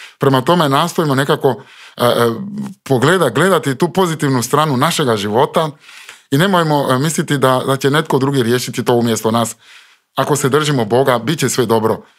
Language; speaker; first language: Croatian; non-native, fluent; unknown